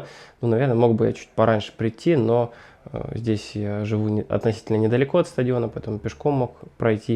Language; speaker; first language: Russian; native; Russian